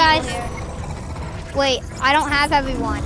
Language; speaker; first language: English; native; English